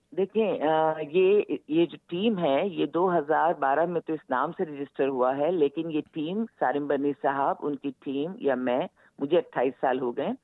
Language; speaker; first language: Urdu; native; Urdu